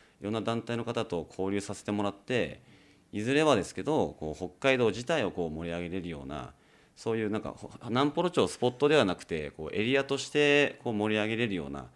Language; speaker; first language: Japanese; native; Japanese